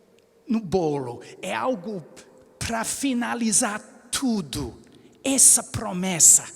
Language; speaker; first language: Portuguese; non-native, fluent; English